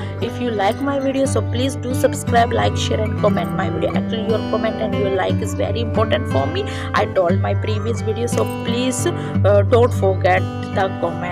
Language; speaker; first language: English; non-native, learner; Hindi